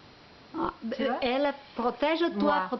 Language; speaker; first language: French; non-native, learner; Portuguese